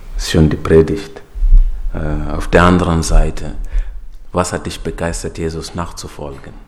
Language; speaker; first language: German; non-native, fluent; Swahili